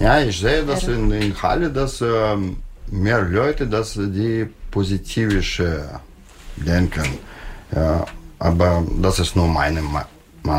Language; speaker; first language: German; non-native, learner; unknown